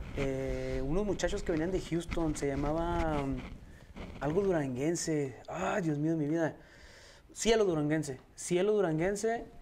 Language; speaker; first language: Spanish; native; Spanish